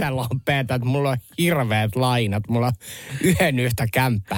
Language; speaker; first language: Finnish; native; Finnish